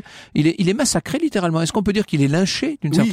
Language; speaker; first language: French; native; French